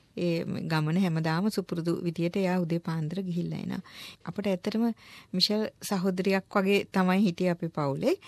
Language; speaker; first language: Sinhala; native; Sinhala